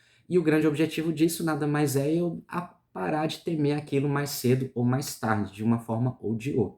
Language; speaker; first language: Portuguese; native; Portuguese